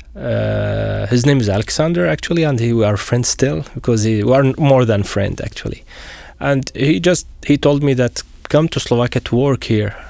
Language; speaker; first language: English; non-native, fluent; Arabic